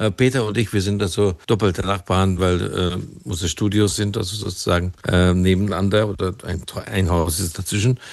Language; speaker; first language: German; non-native, fluent; Hungarian